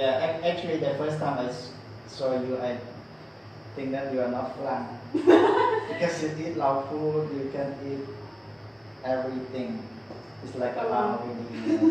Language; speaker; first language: English; non-native, learner; Lao